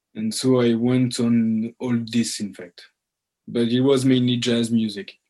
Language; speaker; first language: English; early bilingual, heritage; French